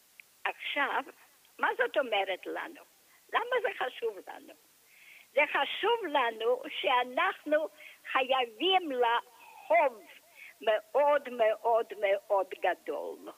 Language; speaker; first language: Hebrew; non-native, fluent; English